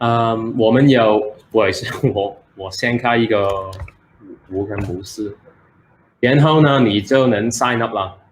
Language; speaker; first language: Chinese; early bilingual, heritage; Chinese